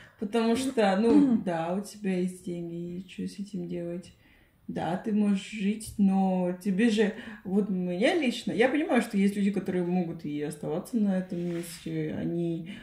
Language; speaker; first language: Russian; non-native, fluent; Spanish